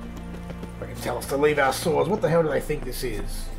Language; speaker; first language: English; native; English